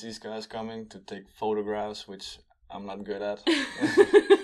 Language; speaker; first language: English; non-native, fluent; Dutch